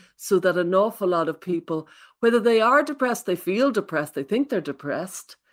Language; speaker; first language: English; native; English